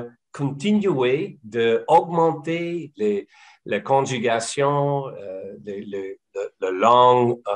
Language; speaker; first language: French; non-native, local second language; English